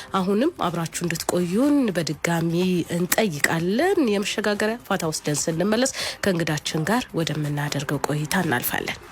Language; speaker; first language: Amharic; native; Amharic